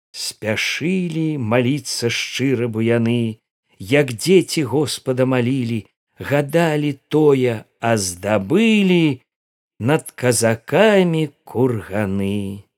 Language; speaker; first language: Belarusian; native; Belarusian